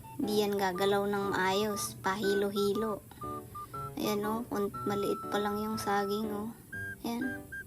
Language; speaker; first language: Filipino; non-native, local second language; Iloko